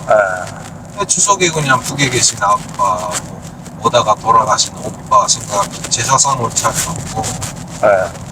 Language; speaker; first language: Korean; native; Korean